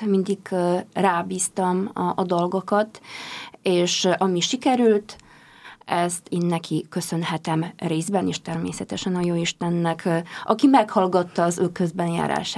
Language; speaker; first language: Hungarian; non-native, fluent; Polish